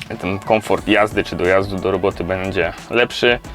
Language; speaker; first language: Polish; native; Polish